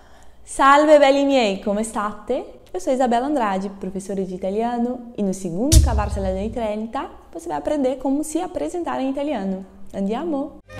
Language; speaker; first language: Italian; non-native, fluent; Portuguese